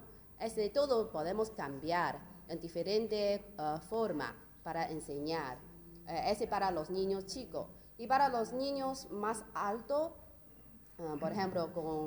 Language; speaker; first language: Spanish; non-native, learner; Chinese